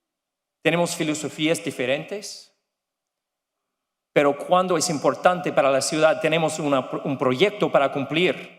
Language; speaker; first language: Spanish; non-native, learner; English